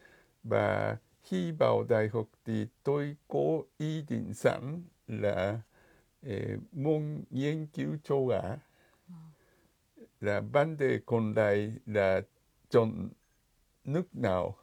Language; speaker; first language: Vietnamese; non-native, fluent; Japanese